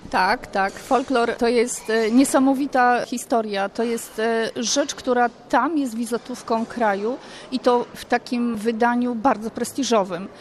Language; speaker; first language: Polish; native; Polish